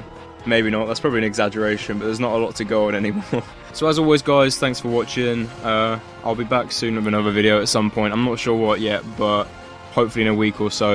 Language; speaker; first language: English; native; English